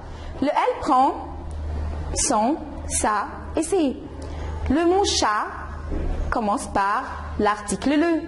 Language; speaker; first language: French; non-native, fluent; Arabic